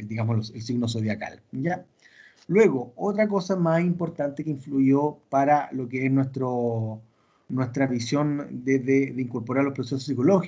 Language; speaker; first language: Spanish; native; Spanish